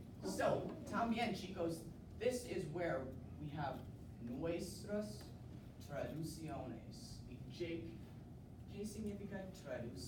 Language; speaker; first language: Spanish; non-native, learner; English